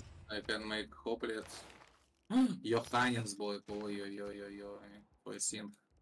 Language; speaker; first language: English; non-native, learner; Russian